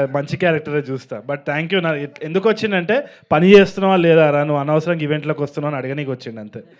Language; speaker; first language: Telugu; native; Telugu